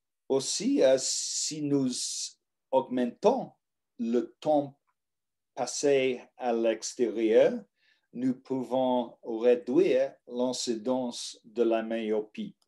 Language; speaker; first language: French; non-native, learner; English